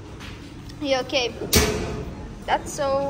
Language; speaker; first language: English; non-native, learner; Azerbaijani